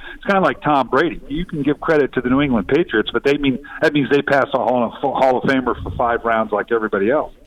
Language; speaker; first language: English; native; English